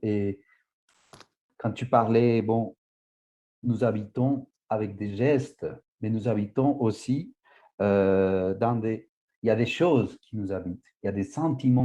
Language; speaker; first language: French; non-native, fluent; Spanish